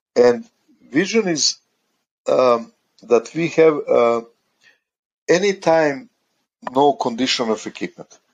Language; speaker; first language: English; non-native, fluent; Croatian